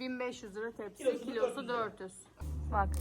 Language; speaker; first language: Turkish; native; Turkish